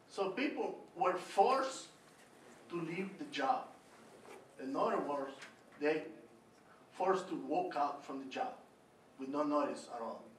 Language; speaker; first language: English; non-native, learner; Spanish